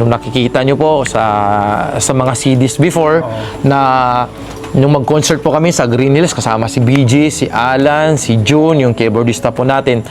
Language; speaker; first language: Filipino; non-native, local second language; Maguindanaon